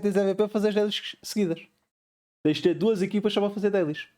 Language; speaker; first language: Portuguese; native; Portuguese